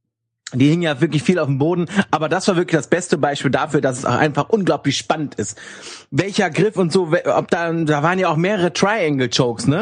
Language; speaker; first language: German; native; German